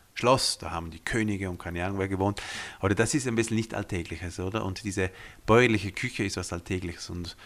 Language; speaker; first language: German; non-native, fluent; Romansh